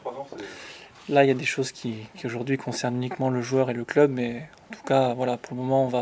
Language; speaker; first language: French; native; French